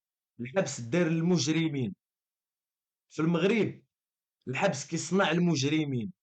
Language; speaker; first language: Arabic; native; Arabic